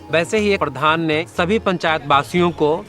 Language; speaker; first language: Hindi; native; Hindi